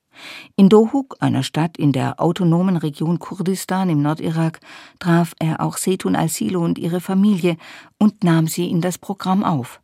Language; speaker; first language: German; native; German